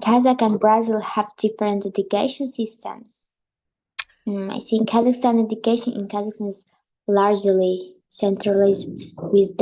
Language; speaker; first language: English; non-native, learner; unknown